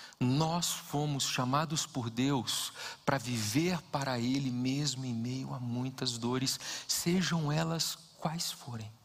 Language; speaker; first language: Portuguese; native; Portuguese